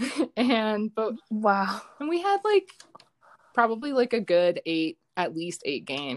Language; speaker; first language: English; native; English